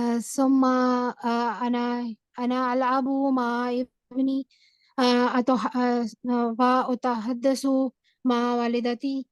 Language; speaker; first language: Arabic; non-native, learner; Urdu